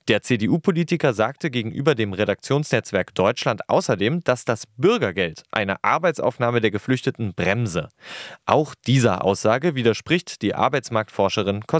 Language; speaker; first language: German; native; German